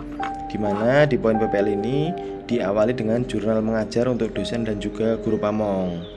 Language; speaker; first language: Indonesian; native; Indonesian